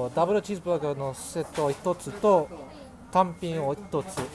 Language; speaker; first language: Japanese; non-native, learner; Min Nan Chinese